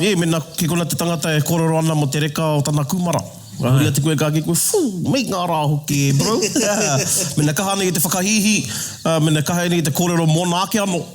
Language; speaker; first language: Māori; native; Māori